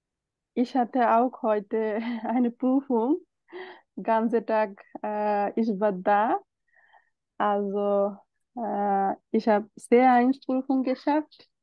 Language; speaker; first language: German; non-native, fluent; Bangla